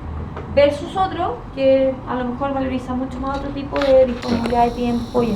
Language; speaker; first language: Spanish; native; Spanish